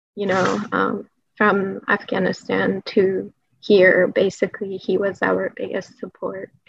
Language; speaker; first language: English; early bilingual, other home language; Persian